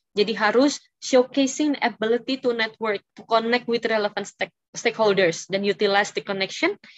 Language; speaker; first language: English; non-native, fluent; Indonesian